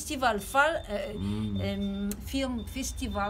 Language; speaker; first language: Russian; non-native, learner; French